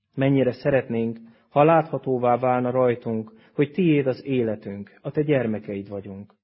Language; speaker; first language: Hungarian; native; Hungarian